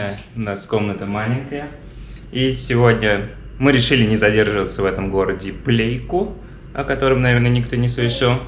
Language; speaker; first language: Russian; native; Russian